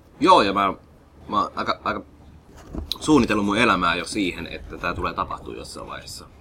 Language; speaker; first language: Finnish; early bilingual, other home language; Somali